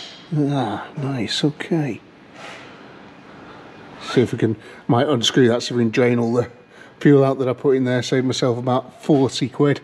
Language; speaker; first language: English; native; English